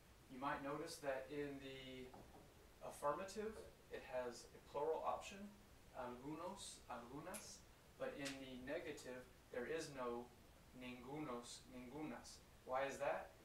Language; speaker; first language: English; native; English